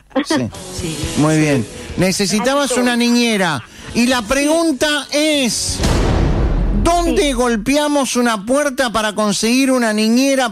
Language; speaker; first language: Spanish; native; Spanish